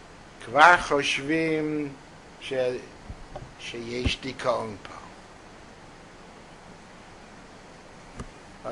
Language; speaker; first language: Hebrew; non-native, fluent; English